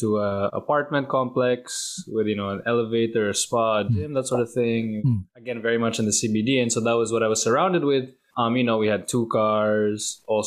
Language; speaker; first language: English; non-native, local second language; Filipino